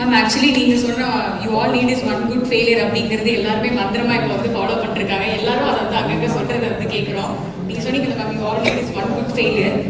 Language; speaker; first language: Tamil; native; Tamil